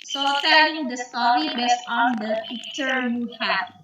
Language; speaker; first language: English; non-native, learner; Indonesian